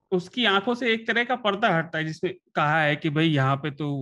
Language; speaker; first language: Hindi; native; Hindi